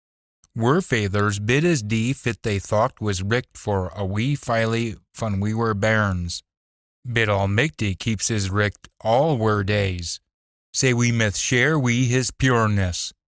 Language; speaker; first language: English; native; English